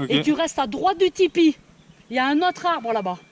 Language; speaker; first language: French; native; French